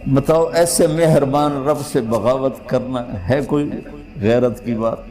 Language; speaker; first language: Urdu; non-native, local second language; Punjabi